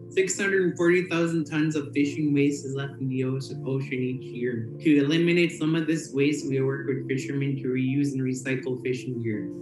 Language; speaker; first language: English; native; English